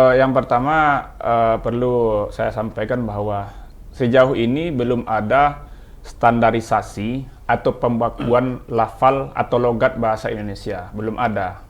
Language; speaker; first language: Indonesian; non-native, local second language; Minangkabau